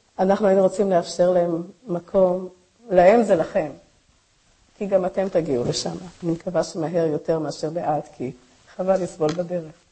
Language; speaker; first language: Hebrew; native; Hebrew